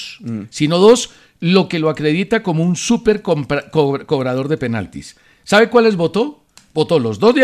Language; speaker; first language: Spanish; native; Spanish